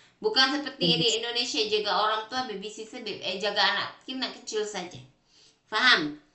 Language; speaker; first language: Indonesian; native; Indonesian